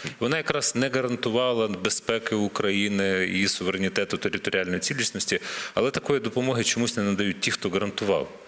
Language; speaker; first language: Ukrainian; native; Ukrainian